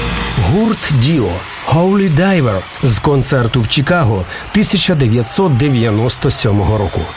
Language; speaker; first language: Ukrainian; native; Ukrainian